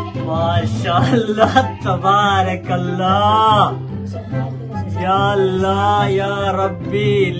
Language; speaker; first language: Indonesian; non-native, learner; Hindi